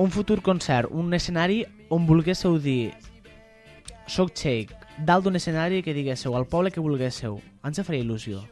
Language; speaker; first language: Catalan; native; Catalan